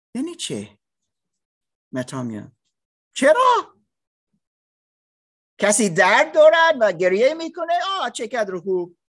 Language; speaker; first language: Persian; non-native, learner; English